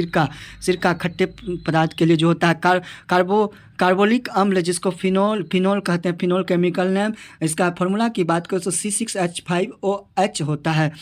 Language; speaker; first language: Hindi; native; Hindi